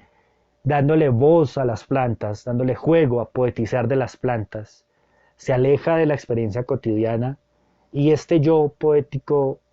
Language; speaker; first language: Spanish; native; Spanish